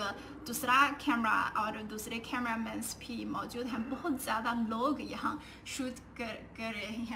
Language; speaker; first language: Hindi; non-native, learner; Chinese